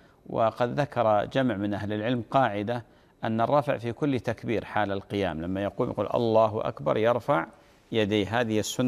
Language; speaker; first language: Arabic; native; Arabic